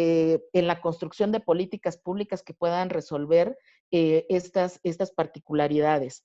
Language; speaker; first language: Spanish; native; Spanish